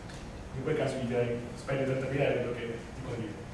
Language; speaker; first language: Italian; native; Italian